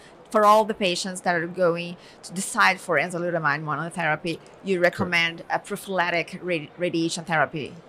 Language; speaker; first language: English; non-native, fluent; Portuguese